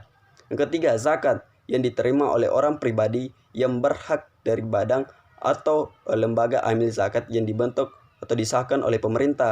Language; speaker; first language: Indonesian; native; Indonesian